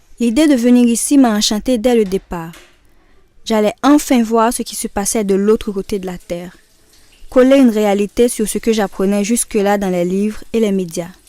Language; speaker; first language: French; non-native, local second language; Haitian Creole